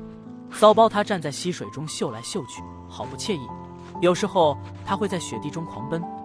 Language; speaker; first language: Chinese; native; Chinese